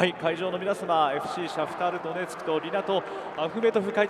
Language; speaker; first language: Japanese; native; Japanese